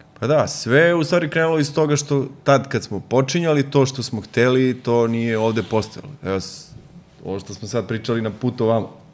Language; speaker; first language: Serbian; native; Serbian